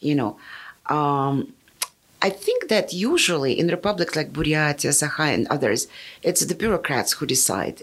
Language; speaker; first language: English; non-native, fluent; Yakut